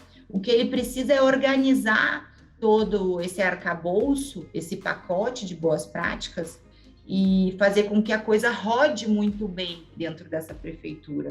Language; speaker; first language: Portuguese; native; Portuguese